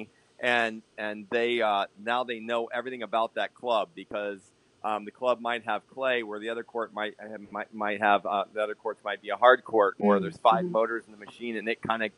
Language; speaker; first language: English; native; English